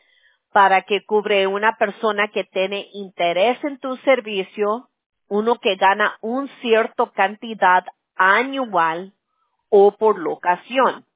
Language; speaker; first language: Spanish; early bilingual, other home language; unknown